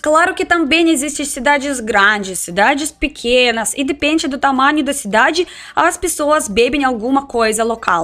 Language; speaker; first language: Portuguese; non-native, fluent; Russian